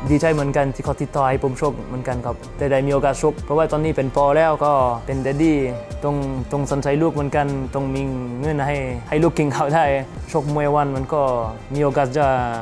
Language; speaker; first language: Thai; non-native, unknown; French